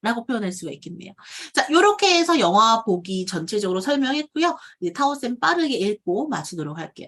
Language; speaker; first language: Korean; native; Korean